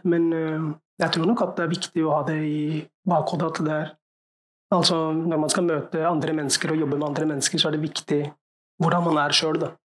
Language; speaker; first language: Norwegian; early bilingual, other home language; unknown